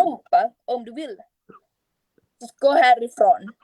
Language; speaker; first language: Swedish; non-native, learner; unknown